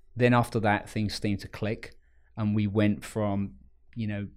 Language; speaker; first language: English; native; English